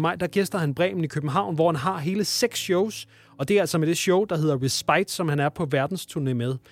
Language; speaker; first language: Danish; native; Danish